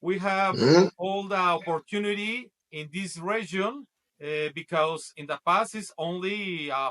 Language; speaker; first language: English; non-native, learner; Spanish